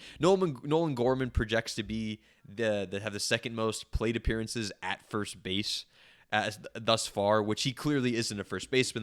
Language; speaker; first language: English; native; English